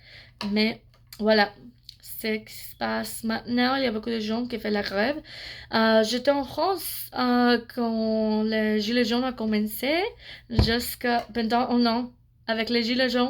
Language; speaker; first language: French; non-native, fluent; English